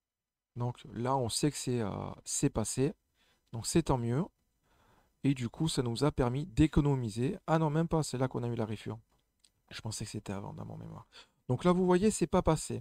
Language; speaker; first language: French; native; French